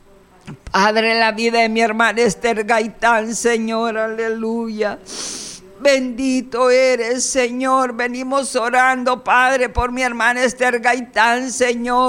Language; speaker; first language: Spanish; native; Spanish